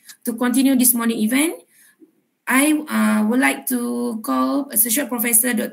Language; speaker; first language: English; non-native, local second language; Malay